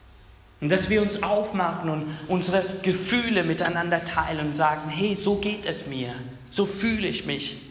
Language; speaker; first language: German; non-native, fluent; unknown